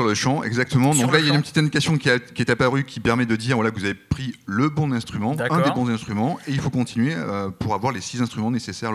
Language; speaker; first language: French; native; French